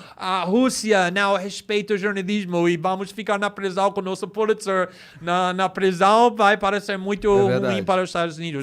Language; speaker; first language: Portuguese; non-native, fluent; English